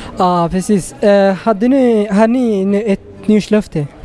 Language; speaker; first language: Swedish; non-native, learner; Tigrinya